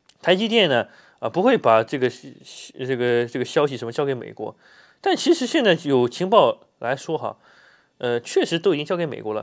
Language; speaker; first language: Chinese; native; Chinese